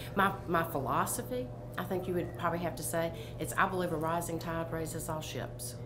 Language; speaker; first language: English; native; English